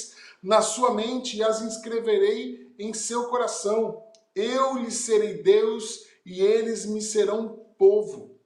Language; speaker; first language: Portuguese; native; Portuguese